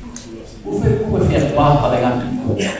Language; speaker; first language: French; non-native, fluent; German